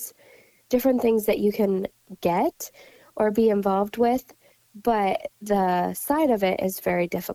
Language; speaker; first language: English; native; English